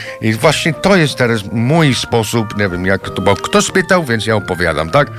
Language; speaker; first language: Polish; non-native, fluent; English